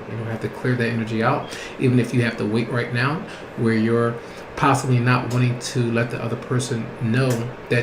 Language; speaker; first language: English; native; English